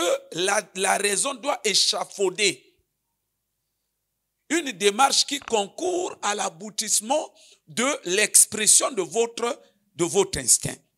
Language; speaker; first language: French; non-native, local second language; Lingala